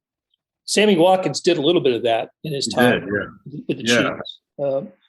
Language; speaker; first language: English; native; English